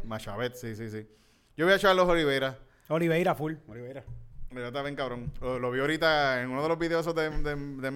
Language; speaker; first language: Spanish; native; Spanish